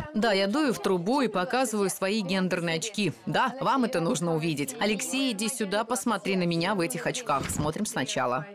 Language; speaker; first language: Russian; non-native, fluent; Swedish